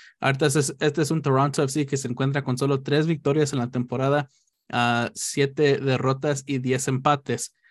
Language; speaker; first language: Spanish; native; Spanish